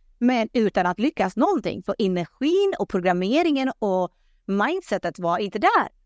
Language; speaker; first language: Swedish; early bilingual, other home language; Pashto